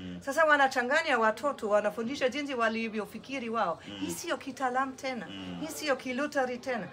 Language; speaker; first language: Swahili; non-native, fluent; German